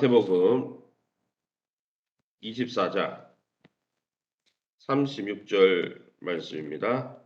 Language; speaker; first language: Korean; native; Korean